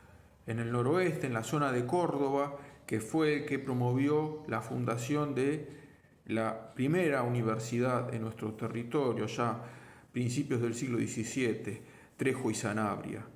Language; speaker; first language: Spanish; native; Spanish